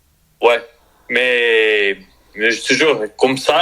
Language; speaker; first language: French; non-native, learner; Spanish